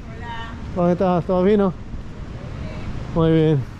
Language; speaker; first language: Spanish; non-native, learner; English